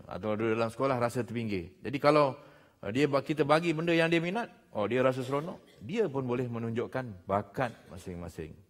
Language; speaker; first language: Malay; native; Malay